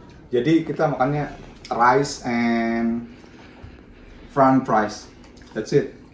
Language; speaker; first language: English; non-native, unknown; Indonesian